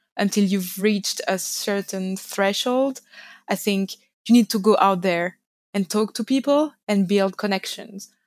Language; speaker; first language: English; non-native, fluent; French